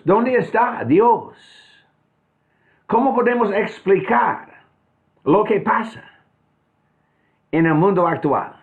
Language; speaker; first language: Spanish; non-native, fluent; English